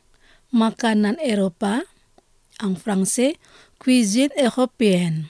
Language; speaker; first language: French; non-native, fluent; Indonesian